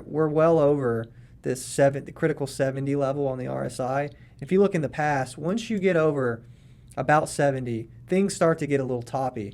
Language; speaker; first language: English; native; English